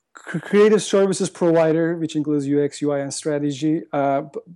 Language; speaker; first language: English; non-native, fluent; Turkish